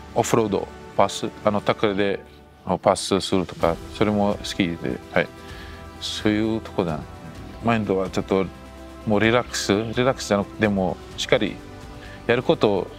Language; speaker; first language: Japanese; non-native, fluent; Fijian